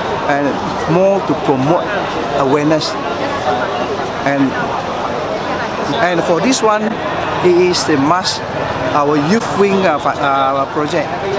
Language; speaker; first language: English; non-native, local second language; Chinese